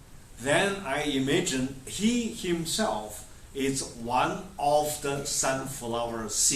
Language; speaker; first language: English; non-native, fluent; Chinese